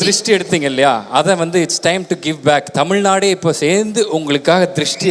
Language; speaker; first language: Tamil; native; Tamil